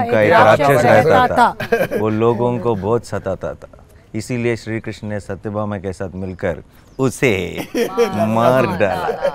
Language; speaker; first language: Telugu; native; Telugu